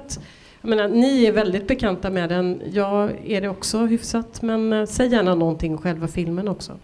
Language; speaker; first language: Swedish; native; Swedish